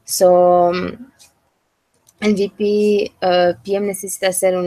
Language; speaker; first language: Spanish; non-native, learner; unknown